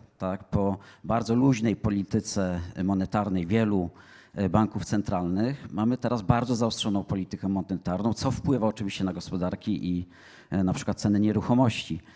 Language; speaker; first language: Polish; native; Polish